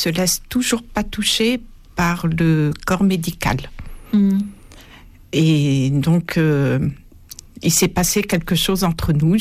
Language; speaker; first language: French; native; French